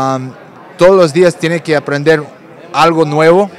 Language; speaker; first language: Spanish; non-native, fluent; English